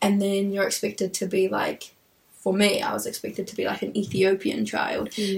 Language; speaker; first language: English; native; English